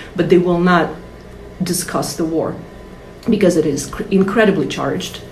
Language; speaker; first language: English; non-native, fluent; Russian